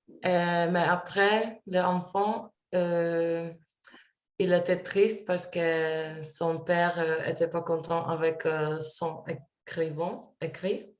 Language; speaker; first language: French; non-native, learner; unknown